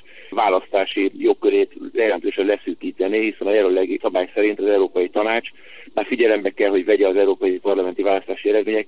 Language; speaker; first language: Hungarian; native; Hungarian